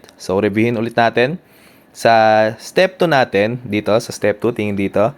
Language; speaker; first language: Filipino; native; Filipino